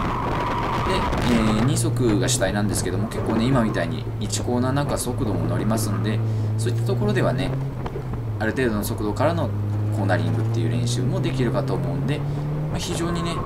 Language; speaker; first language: Japanese; native; Japanese